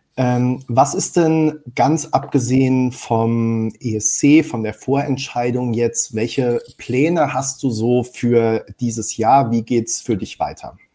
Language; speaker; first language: German; native; German